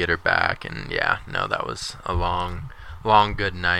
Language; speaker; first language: English; native; English